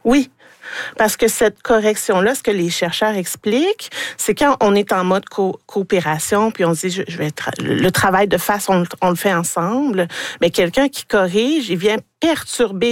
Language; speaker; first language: French; native; French